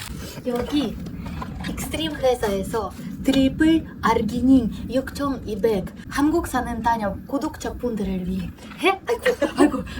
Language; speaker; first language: Korean; non-native, fluent; Ukrainian